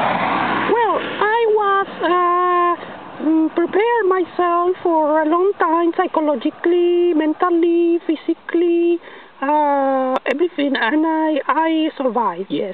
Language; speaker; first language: English; non-native, learner; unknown